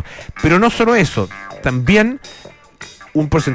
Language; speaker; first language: Spanish; native; Spanish